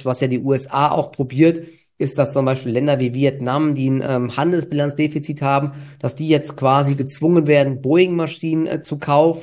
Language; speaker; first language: German; native; German